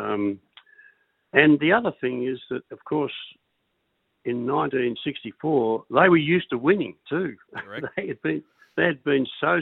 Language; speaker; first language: English; native; English